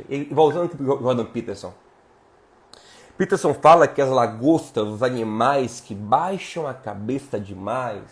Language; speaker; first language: Portuguese; native; Portuguese